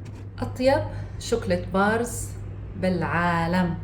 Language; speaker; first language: Arabic; native; Arabic